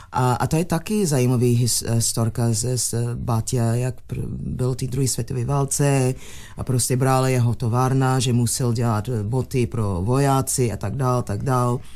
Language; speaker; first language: Czech; non-native, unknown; English